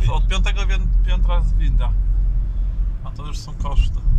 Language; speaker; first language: Polish; native; Polish